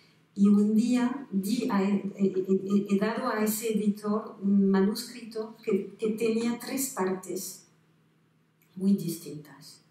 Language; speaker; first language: Spanish; non-native, fluent; French